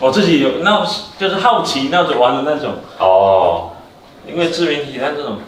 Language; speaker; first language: Chinese; native; Chinese